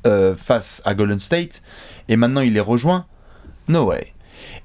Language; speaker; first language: French; native; French